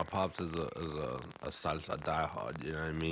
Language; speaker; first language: English; non-native, fluent; Spanish